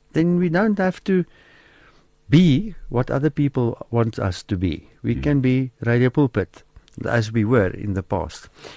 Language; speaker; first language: English; non-native, local second language; Afrikaans